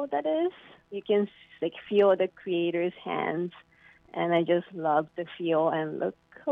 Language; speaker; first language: English; non-native, fluent; Japanese